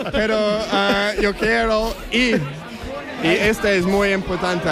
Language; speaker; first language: Spanish; non-native, learner; English